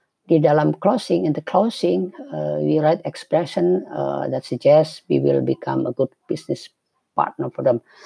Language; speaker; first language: English; non-native, fluent; Indonesian